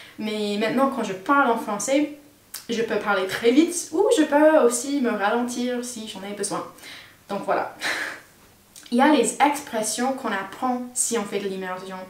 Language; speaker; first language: French; non-native, fluent; English